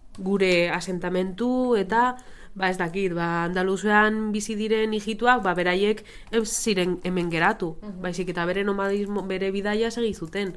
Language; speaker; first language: Basque; non-native, local second language; Spanish